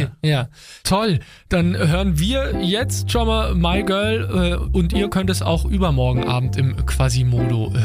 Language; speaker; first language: German; native; German